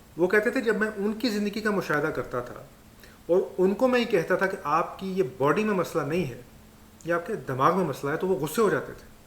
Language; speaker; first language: Urdu; non-native, local second language; Punjabi